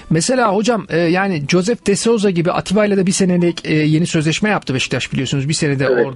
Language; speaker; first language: Turkish; native; Turkish